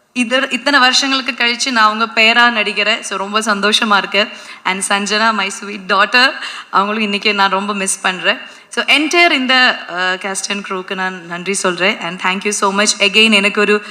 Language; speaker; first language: Tamil; non-native, fluent; Malayalam